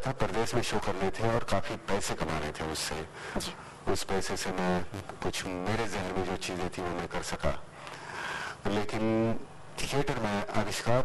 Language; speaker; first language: Hindi; non-native, local second language; Marathi